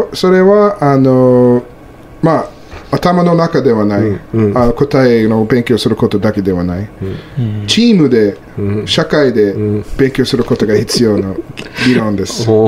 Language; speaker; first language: Japanese; non-native, learner; English